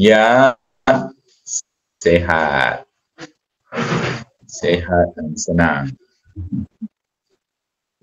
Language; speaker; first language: Indonesian; non-native, fluent; English